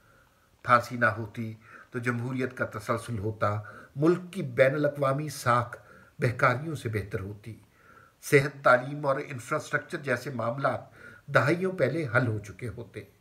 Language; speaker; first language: Urdu; native; Urdu